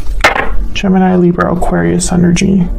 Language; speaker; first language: English; native; English